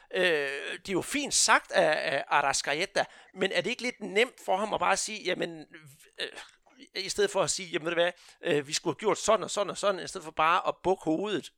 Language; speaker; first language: Danish; non-native, fluent; Portuguese